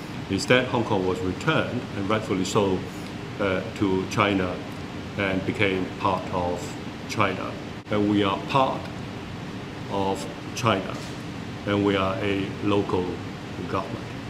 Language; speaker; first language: English; non-native, local second language; Cantonese